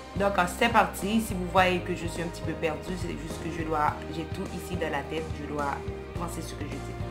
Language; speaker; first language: French; non-native, local second language; Haitian Creole